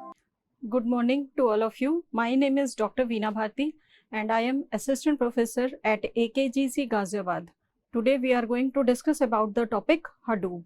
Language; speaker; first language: English; non-native, local second language; Hindi